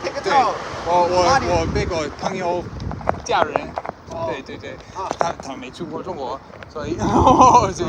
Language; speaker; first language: Chinese; non-native, learner; English